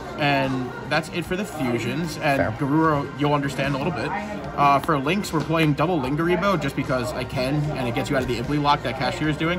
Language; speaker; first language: English; native; English